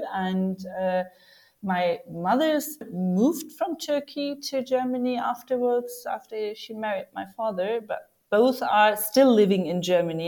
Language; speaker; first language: English; non-native, fluent; German